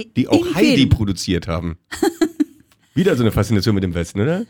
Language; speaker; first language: German; native; German